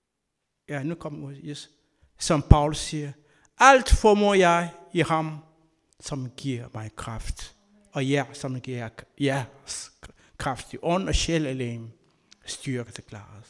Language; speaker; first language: Danish; non-native, learner; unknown